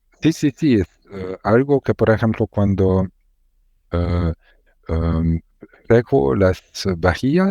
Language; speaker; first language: Spanish; non-native, learner; Hungarian